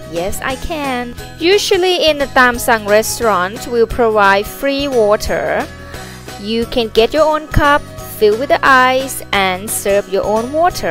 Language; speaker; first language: English; non-native, fluent; Thai